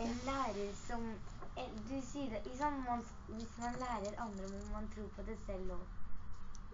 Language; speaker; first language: Norwegian; early bilingual, other home language; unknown